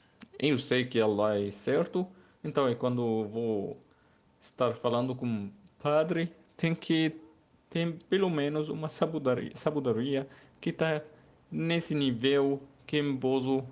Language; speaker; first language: Portuguese; non-native, learner; Arabic